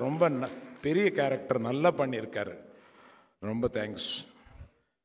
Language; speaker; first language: Tamil; non-native, local second language; Telugu